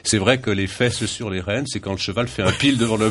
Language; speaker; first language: French; native; French